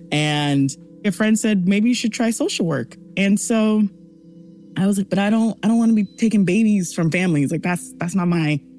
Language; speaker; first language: English; early bilingual, other home language; Yoruba